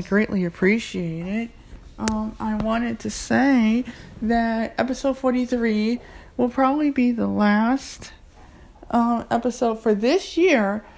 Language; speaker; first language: English; native; English